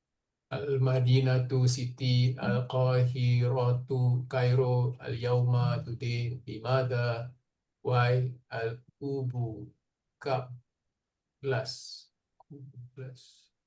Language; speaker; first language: Arabic; non-native, learner; Malay